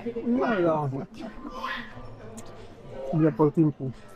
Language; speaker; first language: French; non-native, fluent; Spanish